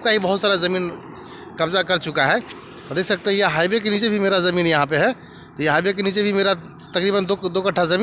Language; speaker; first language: Hindi; native; Hindi